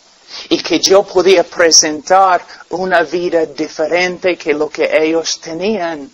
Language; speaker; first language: Spanish; non-native, fluent; English